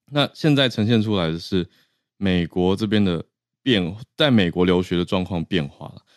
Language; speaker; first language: Chinese; native; Chinese